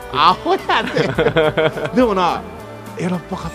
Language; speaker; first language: Japanese; native; Japanese